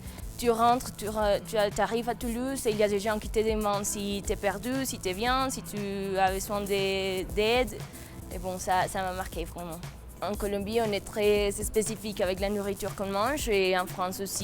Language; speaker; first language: French; non-native, fluent; Spanish